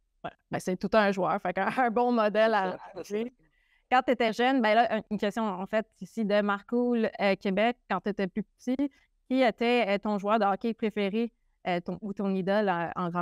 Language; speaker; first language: French; native; French